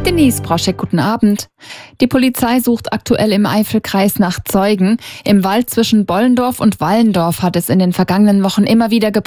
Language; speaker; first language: German; native; German